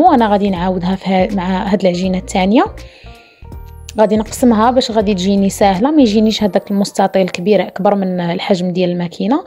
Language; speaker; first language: Arabic; native; Arabic